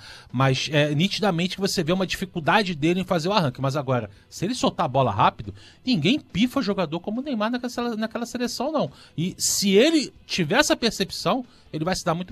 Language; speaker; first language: Portuguese; native; Portuguese